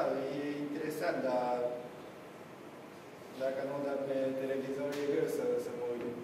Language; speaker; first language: Romanian; non-native, learner; Japanese